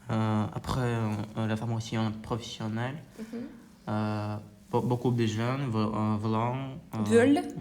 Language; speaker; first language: French; non-native, learner; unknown